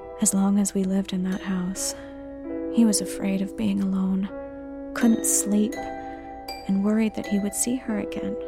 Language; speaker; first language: English; native; English